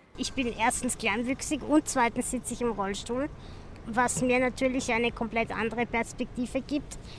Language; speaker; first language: German; native; German